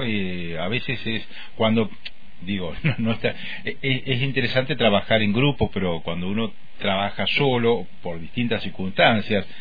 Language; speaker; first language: Spanish; native; Spanish